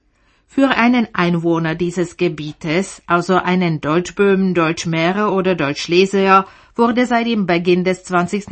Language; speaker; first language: German; native; German